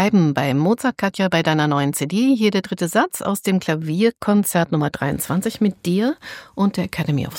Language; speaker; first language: German; native; German